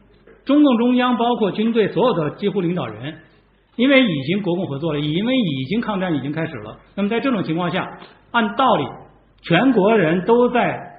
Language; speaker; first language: Chinese; native; Chinese